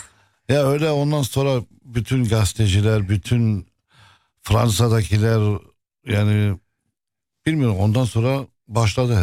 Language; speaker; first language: Turkish; non-native, fluent; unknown